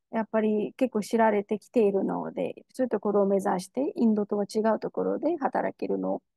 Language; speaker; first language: Japanese; non-native, fluent; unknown